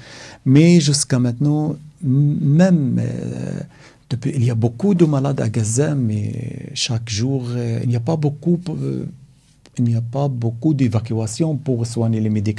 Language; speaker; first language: French; non-native, learner; Arabic